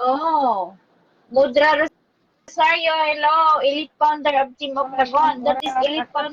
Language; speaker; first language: English; non-native, local second language; Filipino